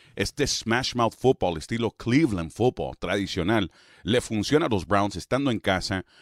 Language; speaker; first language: Spanish; early bilingual, heritage; Spanish